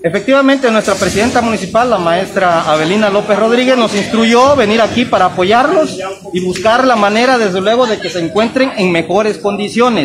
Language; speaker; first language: Spanish; native; Spanish